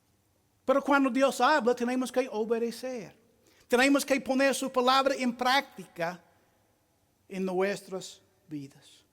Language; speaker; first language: Spanish; non-native, fluent; English